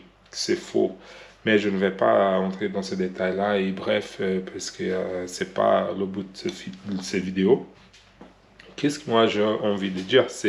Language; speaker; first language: French; non-native, learner; Portuguese